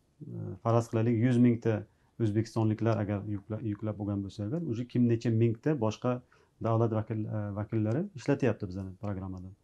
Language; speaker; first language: Uzbek; native; Uzbek